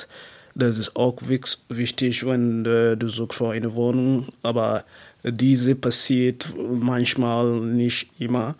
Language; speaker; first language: German; non-native, learner; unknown